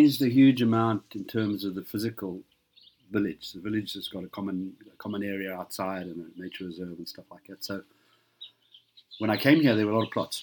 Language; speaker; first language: English; native; English